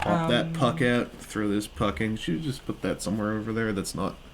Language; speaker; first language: English; native; English